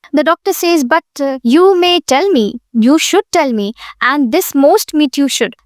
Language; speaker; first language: English; non-native, local second language; Hindi